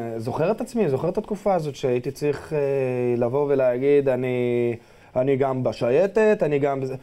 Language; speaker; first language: Hebrew; early bilingual, other home language; Russian